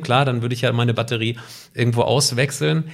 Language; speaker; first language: German; native; German